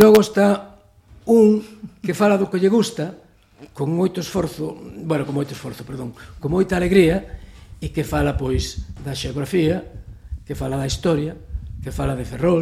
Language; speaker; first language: Galician; native; Galician